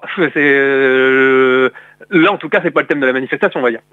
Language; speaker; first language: French; native; French